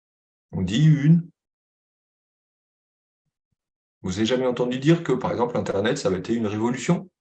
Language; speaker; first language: French; native; French